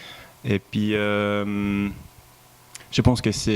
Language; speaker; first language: French; non-native, fluent; Spanish